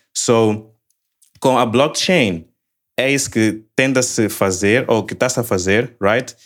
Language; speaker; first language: Portuguese; native; Portuguese